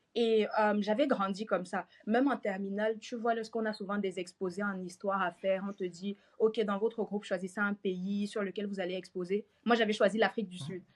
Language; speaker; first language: French; native; French